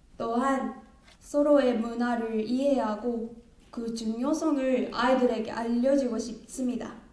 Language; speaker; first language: Korean; non-native, learner; Japanese